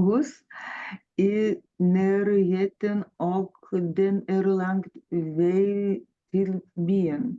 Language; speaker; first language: Norwegian; non-native, learner; Lithuanian